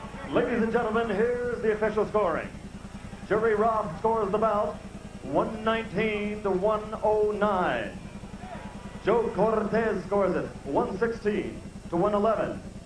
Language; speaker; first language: English; native; English